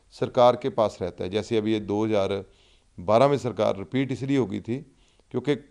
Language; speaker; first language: Hindi; non-native, local second language; Punjabi